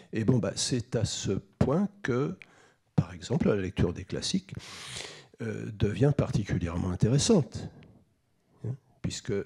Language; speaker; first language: French; native; French